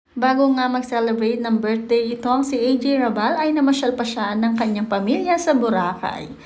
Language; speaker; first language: Filipino; native; Filipino